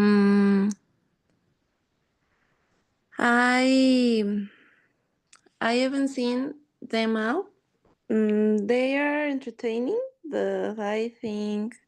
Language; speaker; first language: English; non-native, learner; Spanish